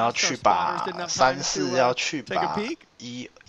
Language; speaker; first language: Chinese; native; Chinese